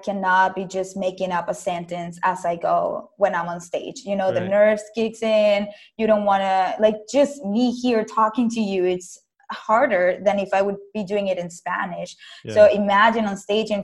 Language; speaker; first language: English; non-native, fluent; Spanish